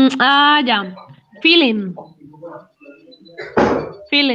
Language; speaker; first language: English; non-native, learner; Spanish